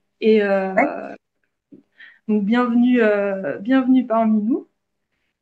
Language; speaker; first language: French; native; French